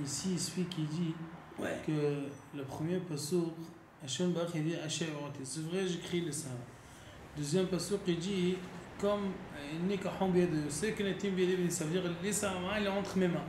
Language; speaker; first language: French; native; French